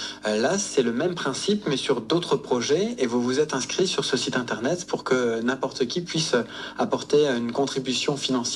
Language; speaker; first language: French; native; French